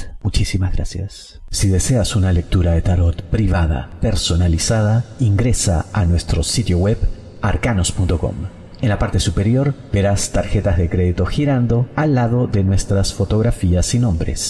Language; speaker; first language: Spanish; native; Spanish